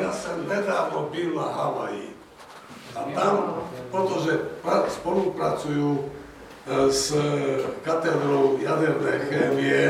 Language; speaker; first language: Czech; non-native, fluent; Hungarian